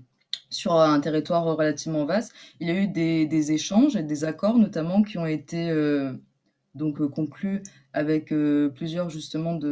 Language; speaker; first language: French; native; French